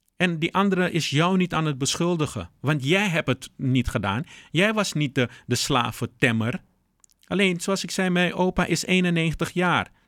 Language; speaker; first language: Dutch; early bilingual, other home language; Papiamento